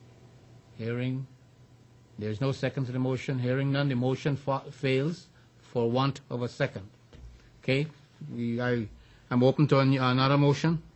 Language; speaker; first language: English; native; English